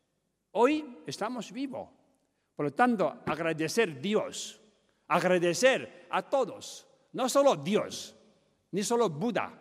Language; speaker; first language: Spanish; non-native, learner; Tibetan